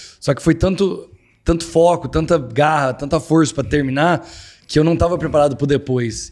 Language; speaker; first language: Portuguese; native; Portuguese